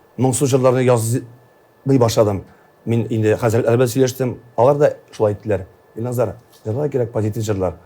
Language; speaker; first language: Tatar; native; Tatar